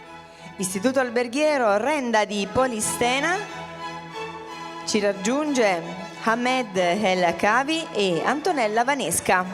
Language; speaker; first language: Italian; native; Italian